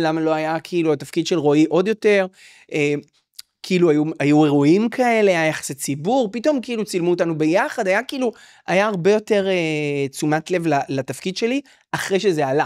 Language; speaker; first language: Hebrew; native; Hebrew